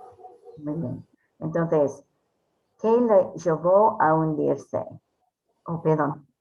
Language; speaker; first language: Spanish; non-native, fluent; English